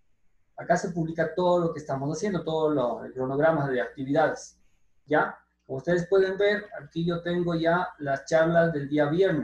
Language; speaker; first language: Spanish; native; Spanish